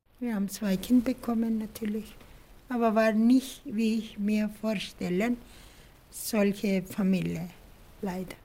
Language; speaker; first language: German; non-native, learner; Turkish